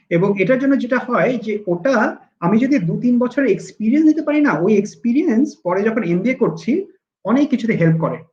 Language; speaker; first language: Bangla; native; Bangla